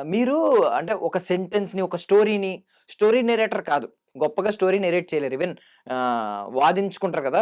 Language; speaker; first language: Telugu; native; Telugu